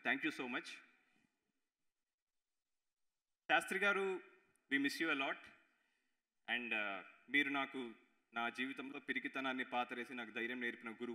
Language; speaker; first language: Telugu; native; Telugu